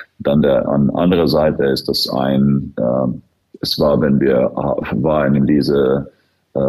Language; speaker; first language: German; non-native, fluent; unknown